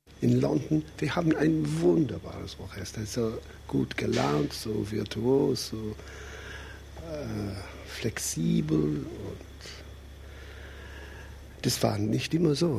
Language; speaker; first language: German; non-native, fluent; English